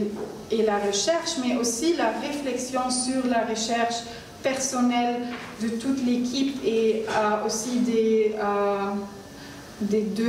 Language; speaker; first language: French; non-native, learner; Arabic